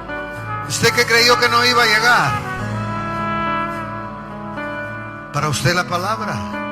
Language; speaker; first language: Spanish; native; Spanish